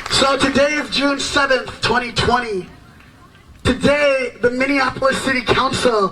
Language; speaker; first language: English; early bilingual, other home language; Yoruba